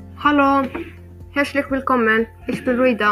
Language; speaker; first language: German; non-native, learner; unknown